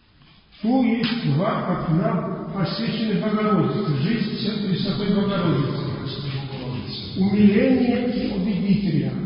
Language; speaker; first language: Russian; non-native, fluent; Polish